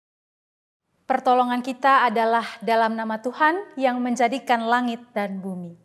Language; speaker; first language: Indonesian; native; Indonesian